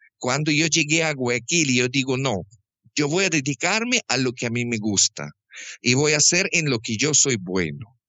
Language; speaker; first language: Spanish; non-native, fluent; Russian